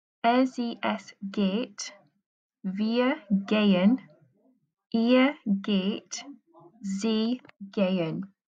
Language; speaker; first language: German; non-native, fluent; English